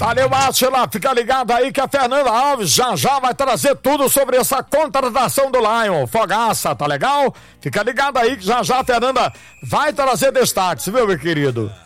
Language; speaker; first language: Portuguese; native; Portuguese